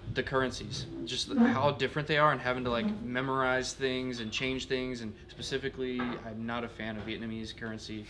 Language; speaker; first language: English; native; English